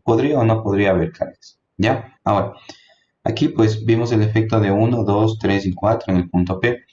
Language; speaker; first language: Spanish; native; Spanish